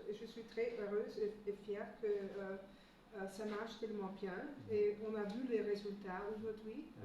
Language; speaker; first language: French; non-native, fluent; German